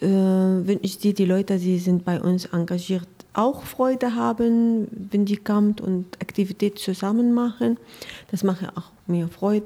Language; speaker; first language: German; non-native, learner; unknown